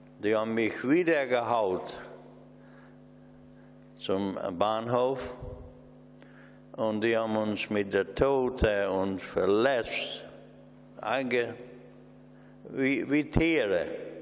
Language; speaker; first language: German; non-native, learner; Hungarian